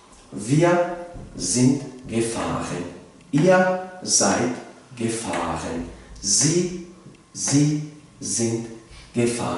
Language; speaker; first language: German; non-native, fluent; Tajik